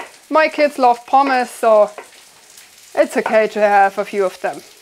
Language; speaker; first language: English; non-native, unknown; German